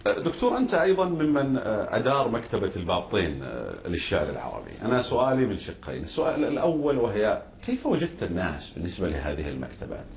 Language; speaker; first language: Arabic; native; Arabic